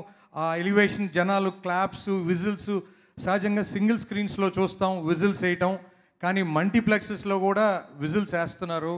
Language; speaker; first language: Telugu; native; Telugu